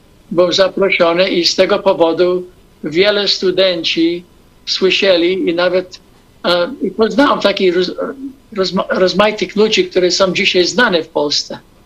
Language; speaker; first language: Polish; non-native, fluent; English